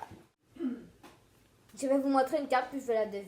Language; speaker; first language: French; native; French